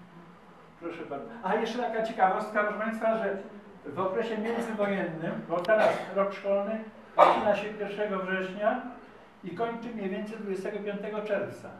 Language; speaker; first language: Polish; native; Polish